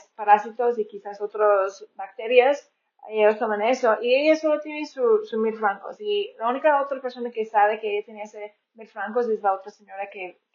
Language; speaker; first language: Spanish; non-native, fluent; English